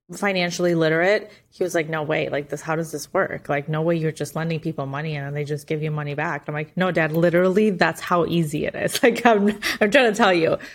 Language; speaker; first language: English; non-native, fluent; Spanish